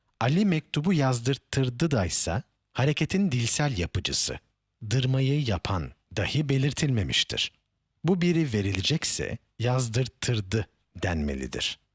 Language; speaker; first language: Turkish; native; Turkish